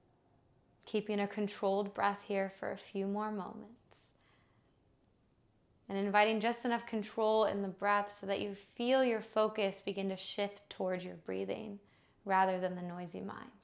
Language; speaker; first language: English; native; English